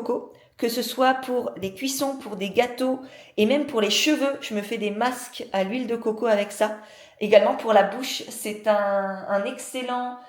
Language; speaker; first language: French; native; French